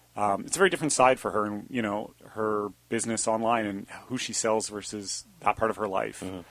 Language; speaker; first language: English; native; English